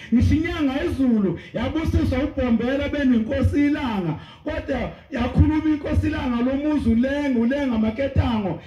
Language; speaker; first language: Zulu; native; Zulu